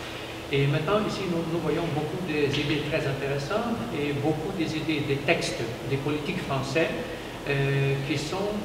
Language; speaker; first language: French; non-native, learner; Ukrainian